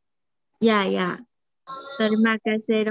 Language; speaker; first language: Indonesian; non-native, learner; Vietnamese